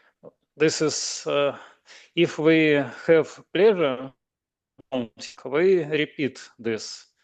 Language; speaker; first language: English; non-native, learner; Russian